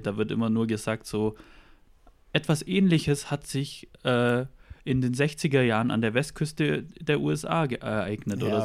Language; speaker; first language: German; native; German